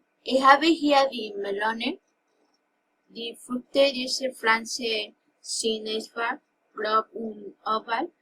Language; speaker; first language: German; non-native, learner; Spanish